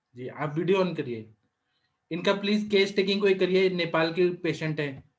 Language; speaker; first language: Hindi; native; Hindi